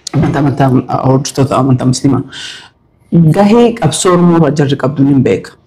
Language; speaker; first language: Oromo; early bilingual, heritage; Oromo